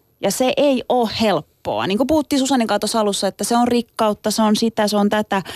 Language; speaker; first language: Finnish; early bilingual, other home language; Turkish